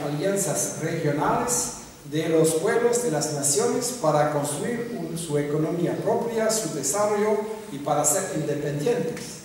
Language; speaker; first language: Spanish; non-native, fluent; French